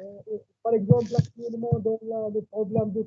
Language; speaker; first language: French; non-native, local second language; Arabic